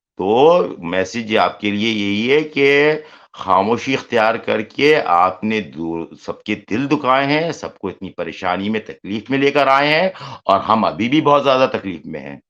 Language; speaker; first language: Urdu; native; Urdu